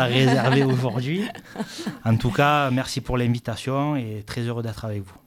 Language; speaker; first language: French; native; French